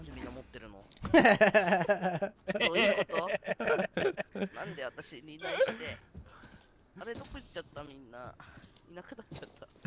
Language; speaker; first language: Japanese; native; Japanese